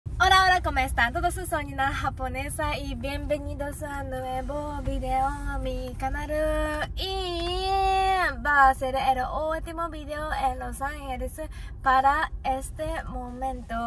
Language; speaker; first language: Spanish; non-native, fluent; Japanese